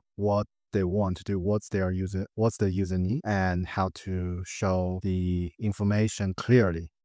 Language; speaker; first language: English; non-native, fluent; Chinese